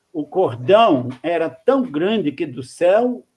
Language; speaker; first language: Portuguese; non-native, fluent; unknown